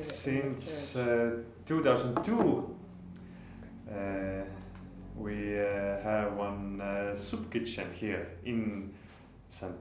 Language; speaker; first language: English; non-native, learner; Estonian